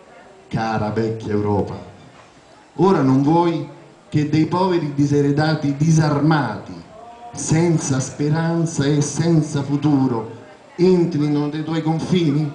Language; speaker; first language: Italian; native; Italian